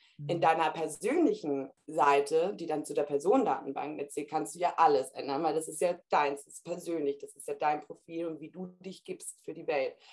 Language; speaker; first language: German; early bilingual, heritage; German